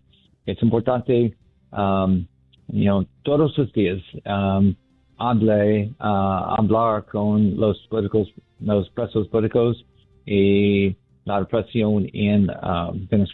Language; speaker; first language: Spanish; non-native, learner; English